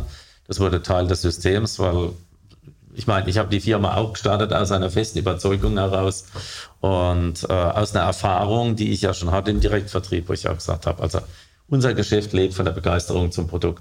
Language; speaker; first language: German; native; German